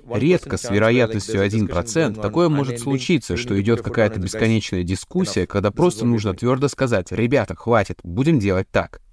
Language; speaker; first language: Russian; non-native, fluent; Malayalam